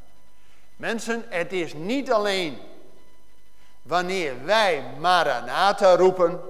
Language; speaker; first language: Dutch; native; Dutch